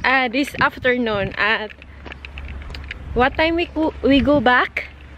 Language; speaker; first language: English; non-native, local second language; Cebuano